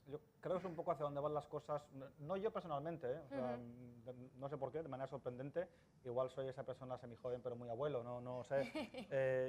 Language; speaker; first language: Spanish; native; Spanish